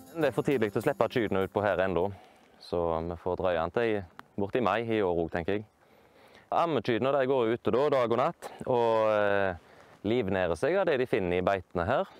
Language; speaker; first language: Norwegian; native; Norwegian